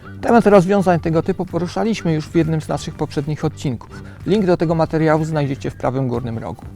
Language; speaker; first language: Polish; native; Polish